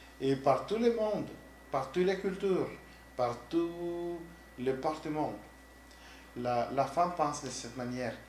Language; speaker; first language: French; non-native, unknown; Spanish